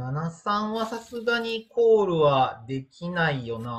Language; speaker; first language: Japanese; native; Japanese